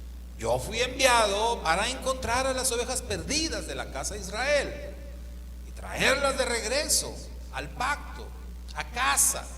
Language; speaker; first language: Spanish; native; Spanish